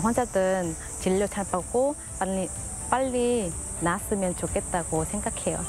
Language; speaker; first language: Korean; non-native, fluent; Vietnamese